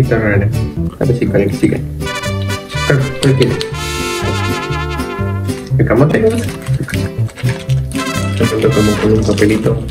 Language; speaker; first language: Spanish; native; Spanish